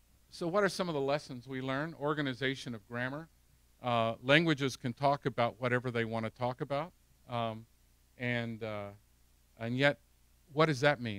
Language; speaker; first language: English; native; English